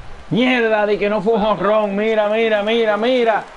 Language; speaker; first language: Spanish; early bilingual, heritage; Spanish